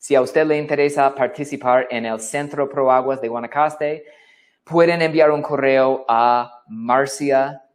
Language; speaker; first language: Spanish; non-native, fluent; English